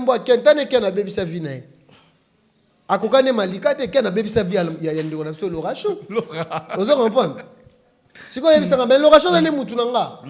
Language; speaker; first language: Lingala; native; Lingala